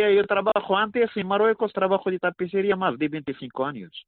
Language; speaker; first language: Spanish; non-native, learner; Arabic